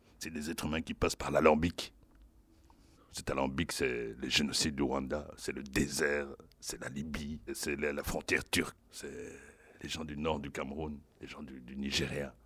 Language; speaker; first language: French; non-native, local second language; Lingala